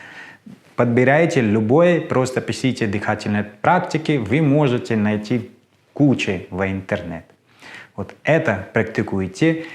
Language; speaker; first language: Russian; non-native, learner; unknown